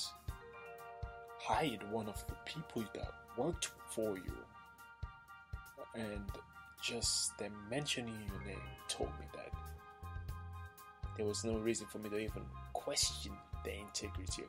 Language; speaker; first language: English; non-native, local second language; Krio